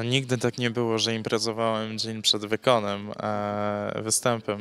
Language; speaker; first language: Polish; early bilingual, heritage; English